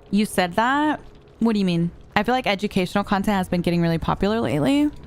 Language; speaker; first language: English; early bilingual, heritage; Spanish